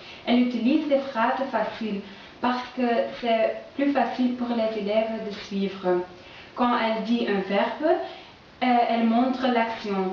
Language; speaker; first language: French; non-native, learner; Dutch